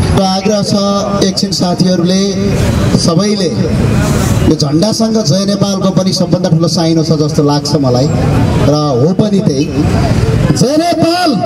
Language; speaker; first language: Nepali; native; Nepali